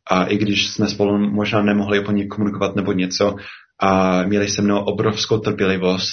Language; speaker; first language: Czech; non-native, fluent; English